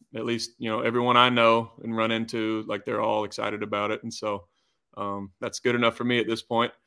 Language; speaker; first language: English; native; English